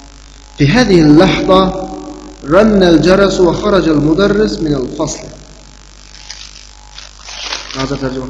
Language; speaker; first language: Arabic; non-native, fluent; Uyghur